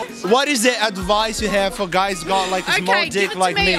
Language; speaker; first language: English; non-native, fluent; Portuguese